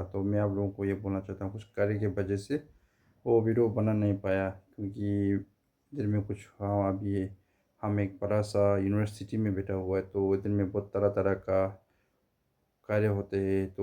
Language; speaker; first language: Hindi; non-native, fluent; Tibetan